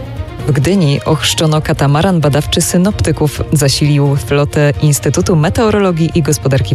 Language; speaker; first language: Polish; native; Polish